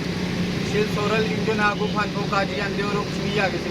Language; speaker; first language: Korean; non-native, learner; Punjabi